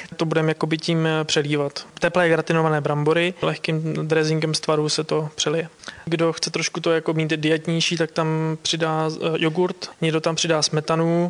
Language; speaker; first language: Czech; native; Czech